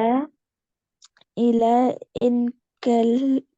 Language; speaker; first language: Arabic; non-native, learner; Urdu